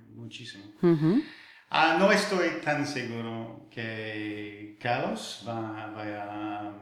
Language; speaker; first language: Spanish; non-native, fluent; English